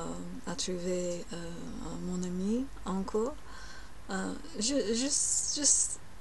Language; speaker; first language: French; non-native, learner; English